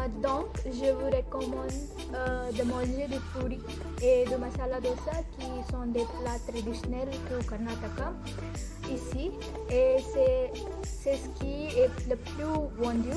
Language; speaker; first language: French; non-native, fluent; Konkani